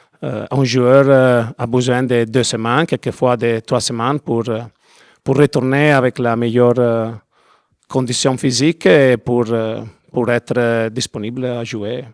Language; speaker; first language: French; non-native, learner; Italian